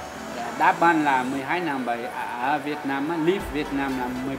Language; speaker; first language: Vietnamese; non-native, learner; Portuguese